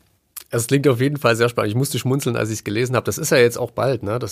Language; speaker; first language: German; native; German